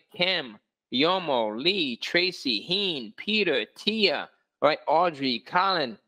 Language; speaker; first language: English; native; English